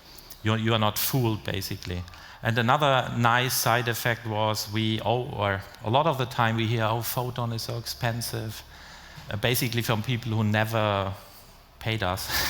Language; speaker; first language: English; non-native, fluent; German